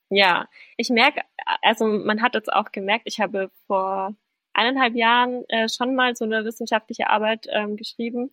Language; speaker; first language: German; native; German